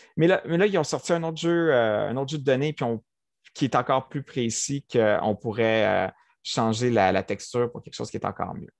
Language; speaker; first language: French; native; French